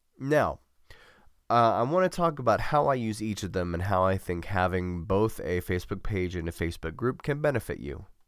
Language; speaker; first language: English; native; English